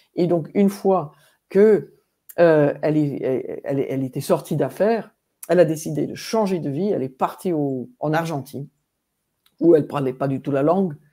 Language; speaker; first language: French; non-native, fluent; English